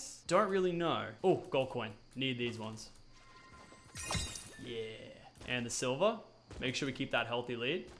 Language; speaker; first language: English; native; English